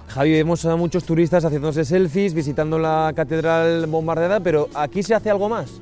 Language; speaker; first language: Spanish; native; Spanish